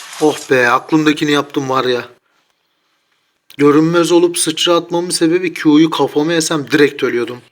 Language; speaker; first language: Turkish; native; Turkish